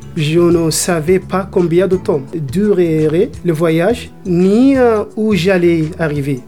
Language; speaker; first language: French; non-native, learner; Arabic